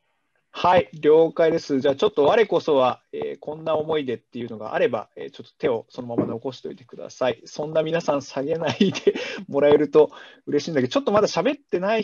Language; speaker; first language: Japanese; native; Japanese